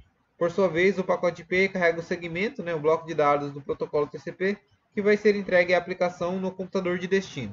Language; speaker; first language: Portuguese; native; Portuguese